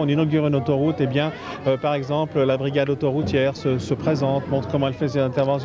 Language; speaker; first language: French; native; French